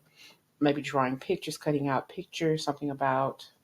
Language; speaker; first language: English; native; English